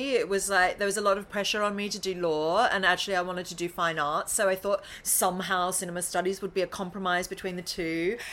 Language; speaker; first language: English; native; English